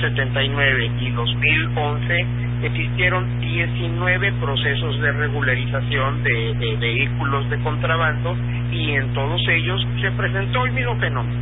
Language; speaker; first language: Spanish; native; Spanish